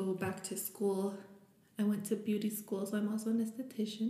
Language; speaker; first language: English; early bilingual, other home language; Spanish